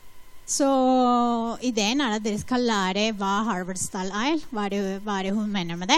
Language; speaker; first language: Norwegian; non-native, fluent; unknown